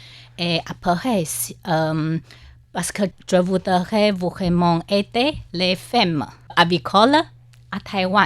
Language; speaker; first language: French; non-native, learner; Chinese